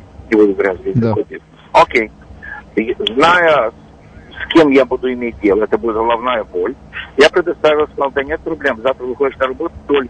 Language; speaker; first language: Russian; native; Russian